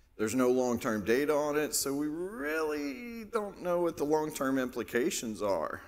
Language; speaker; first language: English; native; English